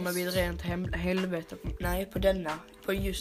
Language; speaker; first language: Swedish; native; Swedish